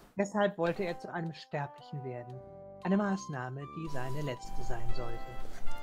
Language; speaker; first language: German; native; German